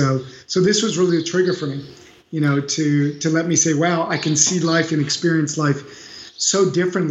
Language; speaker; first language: English; native; English